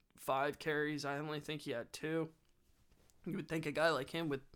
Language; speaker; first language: English; native; English